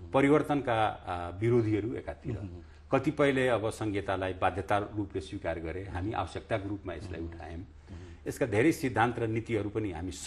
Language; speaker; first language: Nepali; non-native, local second language; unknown